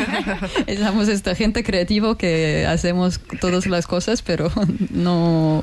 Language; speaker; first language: Spanish; non-native, learner; Russian